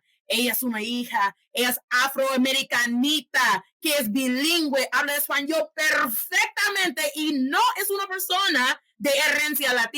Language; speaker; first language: Spanish; non-native, fluent; English